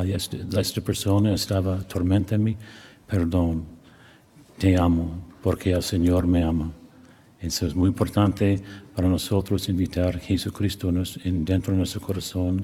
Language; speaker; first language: Spanish; non-native, learner; English